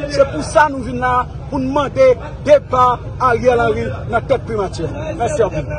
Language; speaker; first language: Haitian Creole; native; Haitian Creole